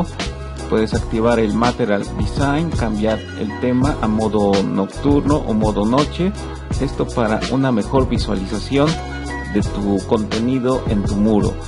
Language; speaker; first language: Spanish; native; Spanish